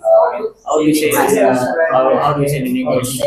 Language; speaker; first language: English; non-native, learner; Indonesian